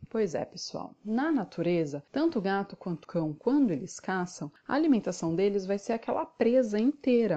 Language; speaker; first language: Portuguese; native; Portuguese